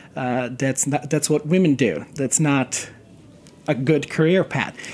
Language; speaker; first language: English; non-native, fluent; Serbian